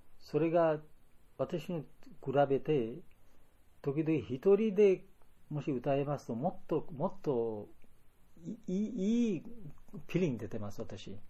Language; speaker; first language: Japanese; non-native, learner; Bangla